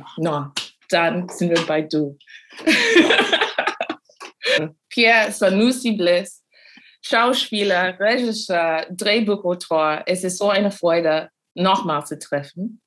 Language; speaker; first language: German; non-native, fluent; English